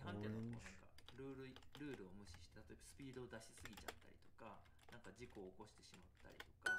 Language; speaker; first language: Japanese; native; Japanese